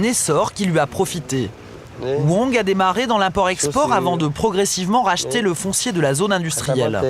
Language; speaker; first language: French; native; French